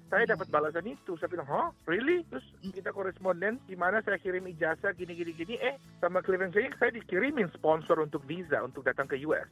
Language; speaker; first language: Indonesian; native; Indonesian